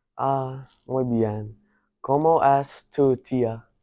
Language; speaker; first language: Spanish; non-native, learner; English